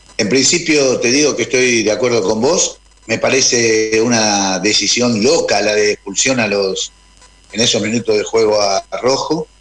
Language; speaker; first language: Spanish; native; Spanish